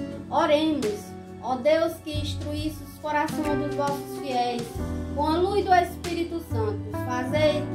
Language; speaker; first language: Portuguese; native; Portuguese